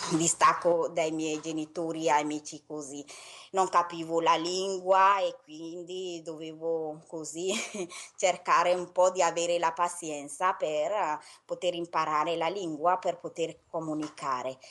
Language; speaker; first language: Italian; non-native, fluent; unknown